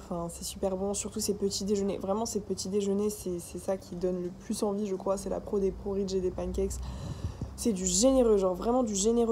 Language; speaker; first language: French; native; French